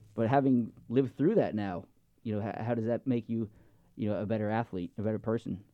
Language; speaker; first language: English; native; English